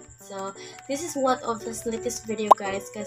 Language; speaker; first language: English; non-native, learner; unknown